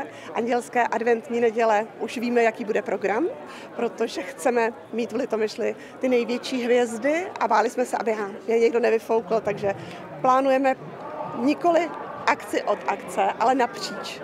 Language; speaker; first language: Czech; native; Czech